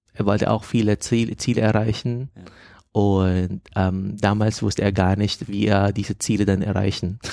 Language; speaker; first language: German; non-native, fluent; Filipino